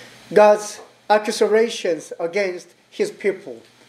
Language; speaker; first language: English; non-native, learner; Korean